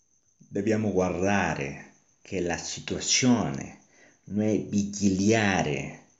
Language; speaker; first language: Italian; non-native, learner; Spanish